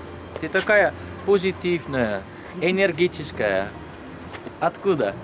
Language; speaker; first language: Russian; non-native, learner; Dutch